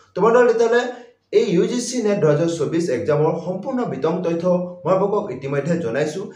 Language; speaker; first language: Assamese; non-native, local second language; Karbi